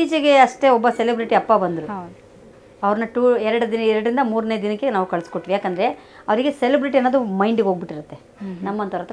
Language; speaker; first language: Kannada; native; Kannada